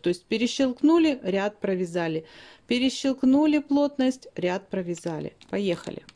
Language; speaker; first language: Russian; native; Russian